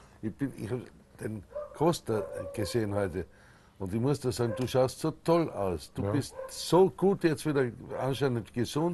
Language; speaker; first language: German; native; German